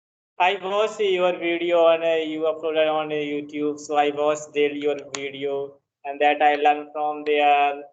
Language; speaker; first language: English; non-native, learner; Hindi